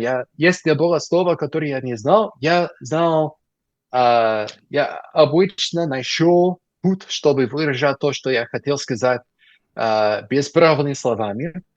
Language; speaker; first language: Russian; non-native, learner; English